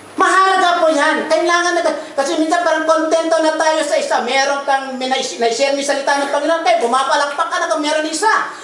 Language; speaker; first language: Filipino; non-native, local second language; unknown